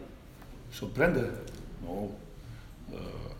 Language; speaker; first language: Spanish; native; Spanish